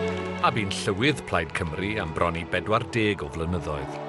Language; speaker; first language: Welsh; native; Welsh